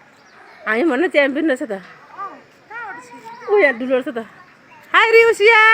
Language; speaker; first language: Nepali; native; Nepali